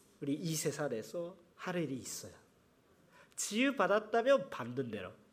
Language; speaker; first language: Korean; non-native, fluent; Japanese